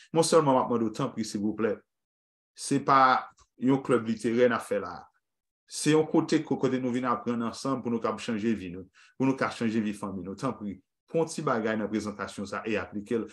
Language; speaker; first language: French; native; French